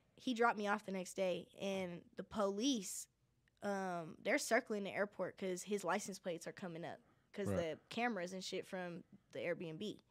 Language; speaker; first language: English; native; English